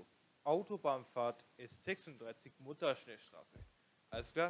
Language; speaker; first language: German; non-native, local second language; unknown